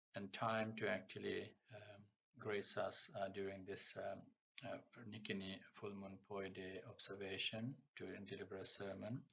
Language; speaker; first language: English; non-native, local second language; Sinhala